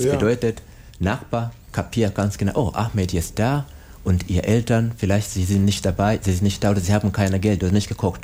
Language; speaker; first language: German; non-native, learner; Swahili